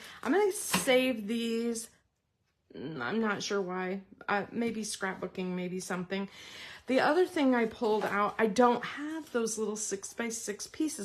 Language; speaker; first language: English; native; English